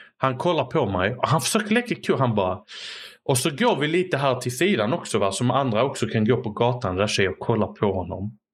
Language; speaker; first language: Swedish; early bilingual, other home language; Arabic